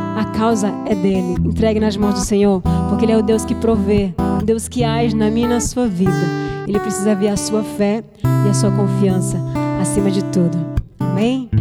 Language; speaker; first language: Portuguese; native; Portuguese